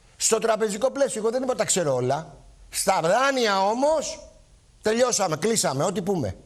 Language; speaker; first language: Greek; native; Greek